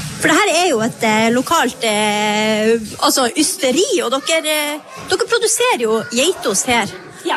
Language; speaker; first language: Norwegian; native; Norwegian